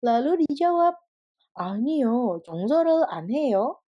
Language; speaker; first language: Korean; non-native, fluent; Indonesian